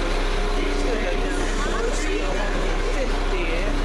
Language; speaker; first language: English; native; English